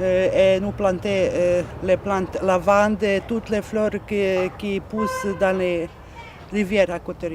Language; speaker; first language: French; non-native, learner; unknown